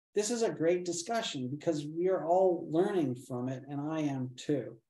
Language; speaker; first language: English; native; English